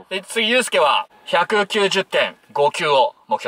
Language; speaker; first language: Japanese; native; Japanese